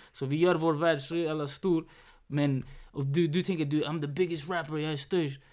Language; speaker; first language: Swedish; early bilingual, other home language; Spanish